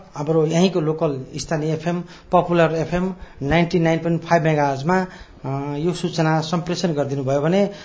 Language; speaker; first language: Nepali; native; Nepali